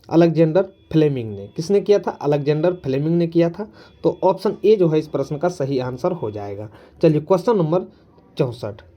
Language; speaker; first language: Hindi; native; Hindi